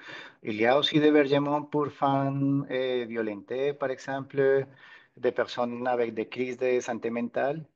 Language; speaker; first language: French; non-native, fluent; Spanish